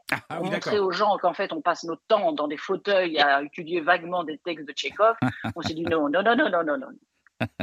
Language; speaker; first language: French; native; French